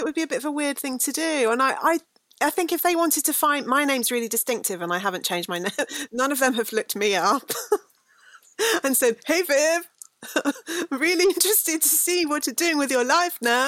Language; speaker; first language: English; native; English